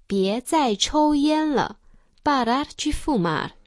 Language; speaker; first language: Portuguese; non-native, fluent; Chinese